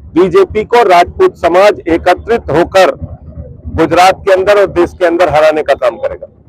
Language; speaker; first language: Hindi; native; Hindi